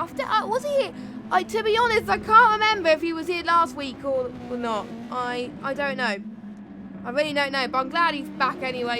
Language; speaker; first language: English; native; English